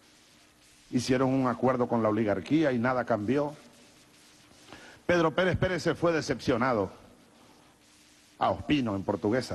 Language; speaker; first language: Spanish; native; Spanish